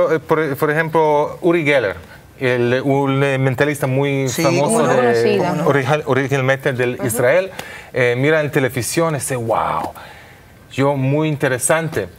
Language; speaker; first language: Spanish; non-native, learner; Hebrew